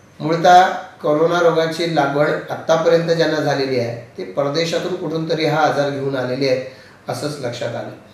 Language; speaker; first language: Marathi; native; Marathi